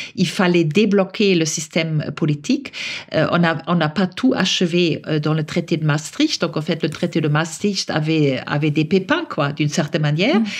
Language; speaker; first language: French; non-native, fluent; German